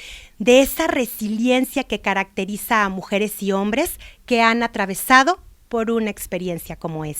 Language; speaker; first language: Spanish; native; Spanish